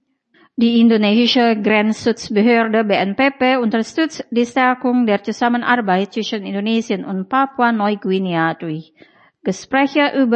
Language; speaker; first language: German; non-native, fluent; Indonesian